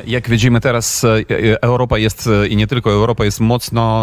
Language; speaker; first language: Polish; non-native, fluent; Ukrainian